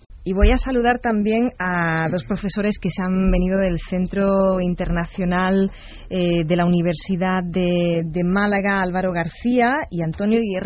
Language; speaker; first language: Spanish; native; Spanish